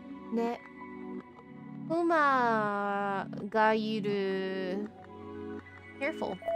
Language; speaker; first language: Japanese; non-native, learner; English